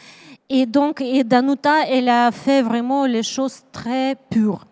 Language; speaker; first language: French; non-native, learner; Ukrainian